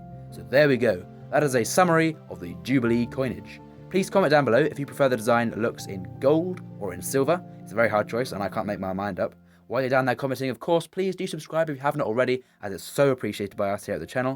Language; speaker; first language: English; native; English